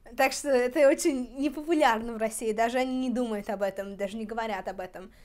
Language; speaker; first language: Russian; early bilingual, heritage; Russian